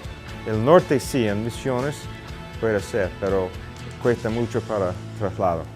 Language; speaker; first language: Spanish; non-native, learner; English